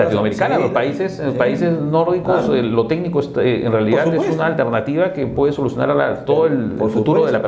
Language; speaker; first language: Spanish; native; Spanish